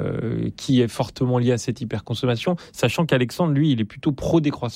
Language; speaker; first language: French; native; French